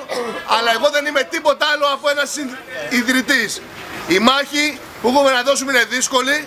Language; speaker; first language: Greek; native; Greek